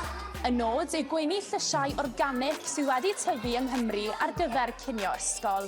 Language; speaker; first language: Welsh; native; Welsh